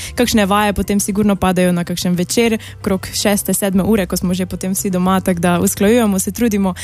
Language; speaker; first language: Slovenian; native; Slovenian